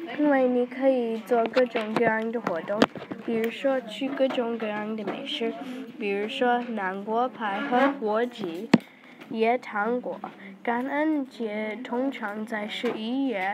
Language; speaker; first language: Chinese; non-native, learner; English